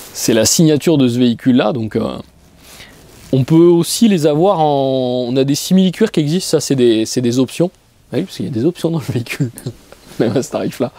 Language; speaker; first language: French; native; French